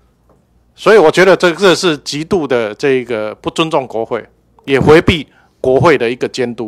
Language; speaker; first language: Chinese; native; Chinese